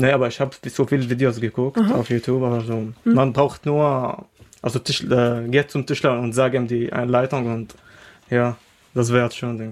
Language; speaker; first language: German; non-native, learner; Arabic